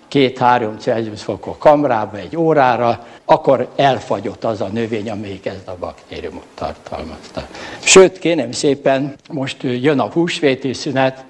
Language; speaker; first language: Hungarian; native; Hungarian